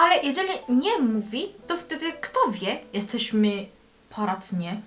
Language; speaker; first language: Polish; non-native, learner; Korean